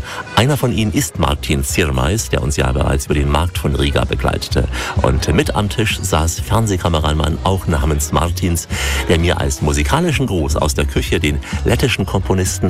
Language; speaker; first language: German; native; German